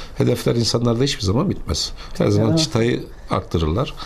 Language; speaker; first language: Turkish; native; Turkish